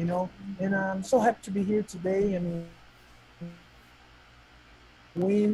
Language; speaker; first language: English; non-native, learner; Portuguese